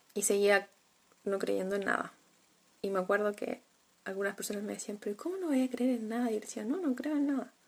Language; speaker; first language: Spanish; native; Spanish